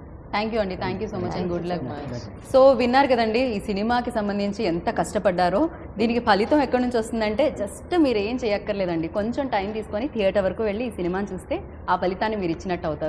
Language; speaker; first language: Telugu; native; Telugu